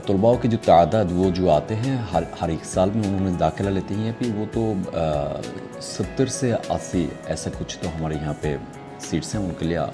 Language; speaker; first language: Urdu; non-native, fluent; Bangla